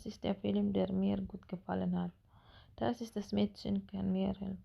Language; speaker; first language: German; non-native, learner; Indonesian